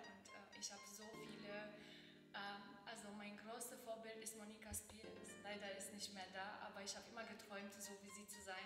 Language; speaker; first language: German; non-native, fluent; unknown